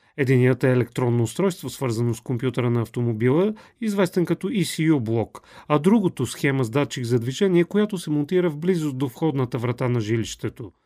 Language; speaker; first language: Bulgarian; native; Bulgarian